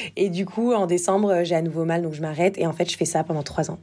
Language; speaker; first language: French; native; French